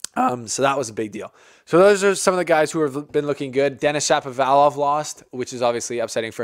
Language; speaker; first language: English; native; English